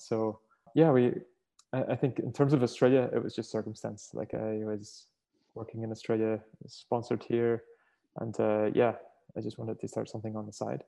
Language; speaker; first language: English; native; English